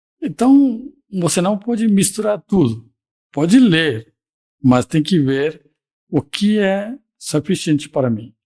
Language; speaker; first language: Portuguese; non-native, fluent; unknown